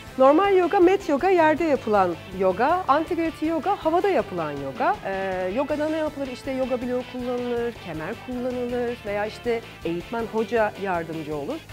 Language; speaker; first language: Turkish; native; Turkish